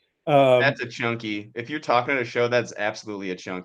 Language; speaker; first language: English; native; English